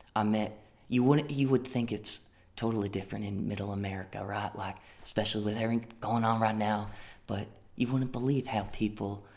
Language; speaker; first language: English; native; English